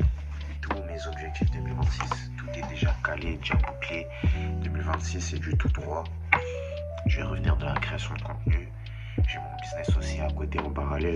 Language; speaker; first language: French; native; French